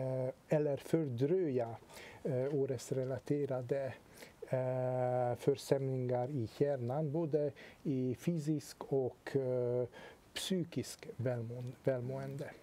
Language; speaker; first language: Swedish; non-native, fluent; Hungarian